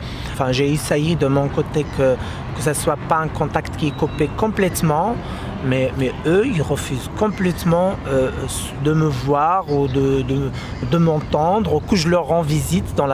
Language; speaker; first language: French; non-native, local second language; Arabic